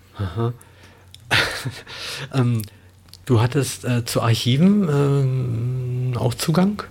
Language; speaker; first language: German; native; German